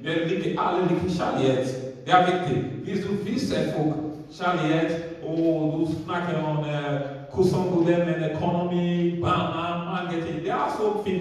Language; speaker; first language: Norwegian; non-native, learner; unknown